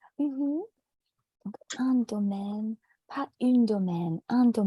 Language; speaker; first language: French; native; French